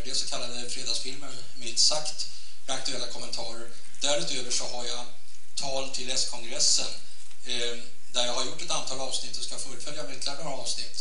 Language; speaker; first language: Swedish; native; Swedish